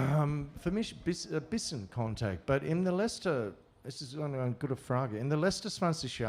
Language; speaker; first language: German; non-native, learner; English